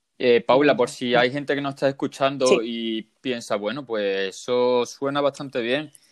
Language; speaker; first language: Spanish; native; Spanish